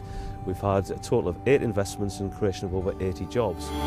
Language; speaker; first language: English; native; English